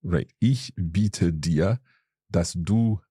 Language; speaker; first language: German; non-native, fluent; English